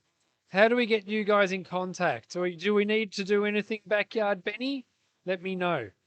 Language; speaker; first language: English; native; English